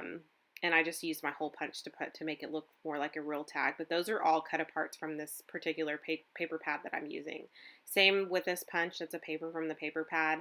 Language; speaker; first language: English; native; English